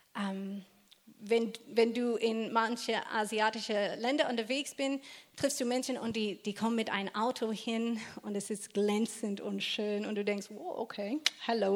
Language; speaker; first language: German; non-native, fluent; English